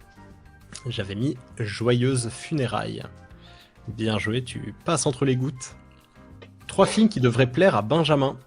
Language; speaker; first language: French; native; French